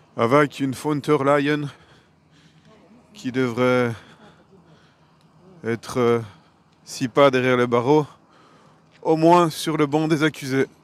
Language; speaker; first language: French; native; French